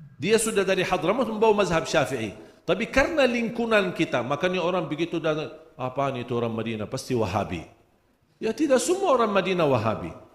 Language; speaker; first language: Malay; non-native, fluent; Arabic